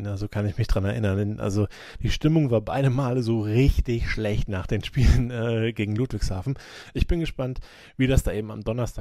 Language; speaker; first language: German; native; German